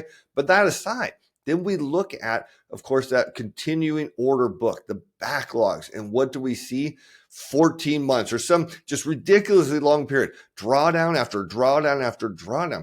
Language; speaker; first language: English; native; English